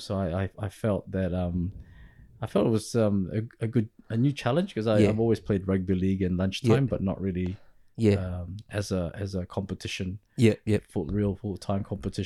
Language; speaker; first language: English; early bilingual, other home language; Pampanga